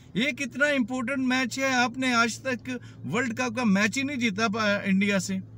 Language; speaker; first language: Urdu; native; Urdu